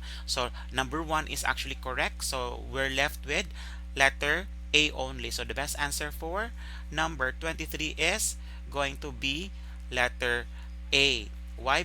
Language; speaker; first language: English; non-native, local second language; Filipino